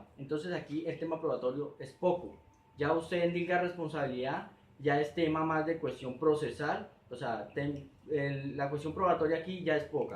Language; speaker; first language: Spanish; native; Spanish